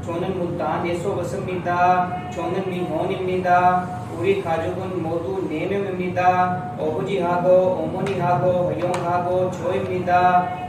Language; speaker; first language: Korean; non-native, learner; Urdu